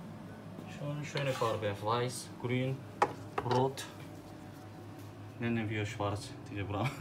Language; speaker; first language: German; non-native, learner; Korean